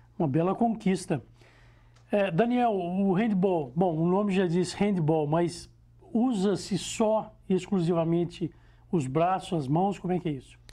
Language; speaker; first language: Portuguese; native; Portuguese